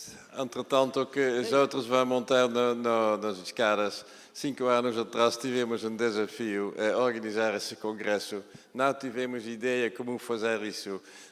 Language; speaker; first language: Portuguese; non-native, fluent; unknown